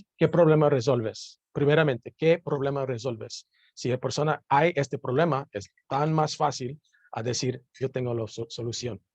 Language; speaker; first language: Spanish; non-native, learner; English